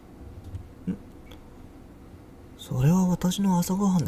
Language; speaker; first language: Japanese; non-native, learner; English